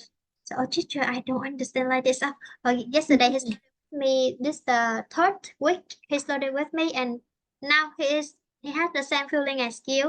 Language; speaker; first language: English; non-native, fluent; Vietnamese